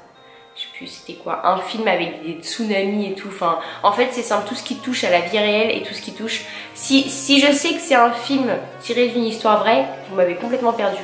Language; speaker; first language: French; native; French